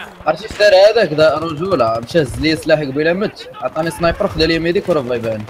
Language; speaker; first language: Arabic; native; Arabic